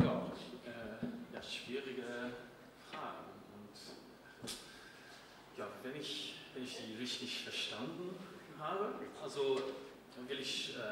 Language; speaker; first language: German; non-native, fluent; English